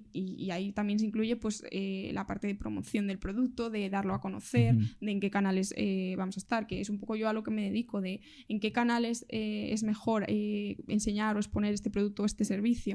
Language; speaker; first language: Spanish; native; Spanish